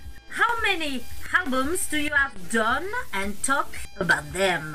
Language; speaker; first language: English; non-native, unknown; French